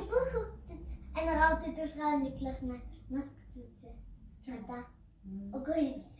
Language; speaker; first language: Mongolian; early bilingual, heritage; Mongolian